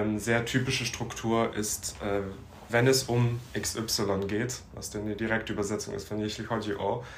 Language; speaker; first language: German; native; German